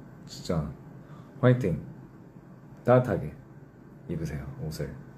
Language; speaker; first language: Korean; early bilingual, heritage; English